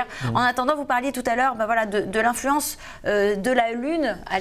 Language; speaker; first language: French; native; French